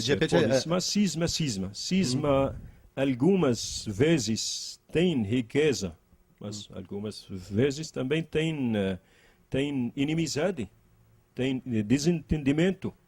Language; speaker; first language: Portuguese; non-native, learner; Arabic